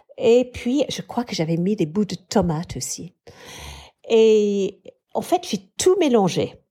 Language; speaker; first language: French; non-native, fluent; English